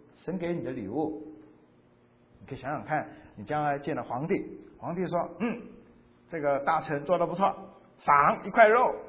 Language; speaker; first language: Chinese; native; Chinese